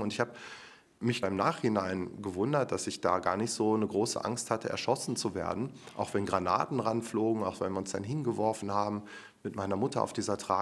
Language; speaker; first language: German; native; German